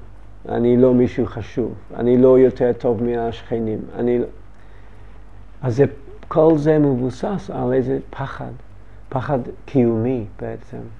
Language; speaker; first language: Hebrew; non-native, learner; English